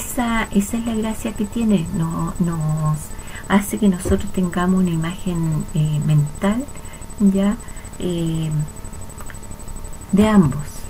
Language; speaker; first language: Spanish; native; Spanish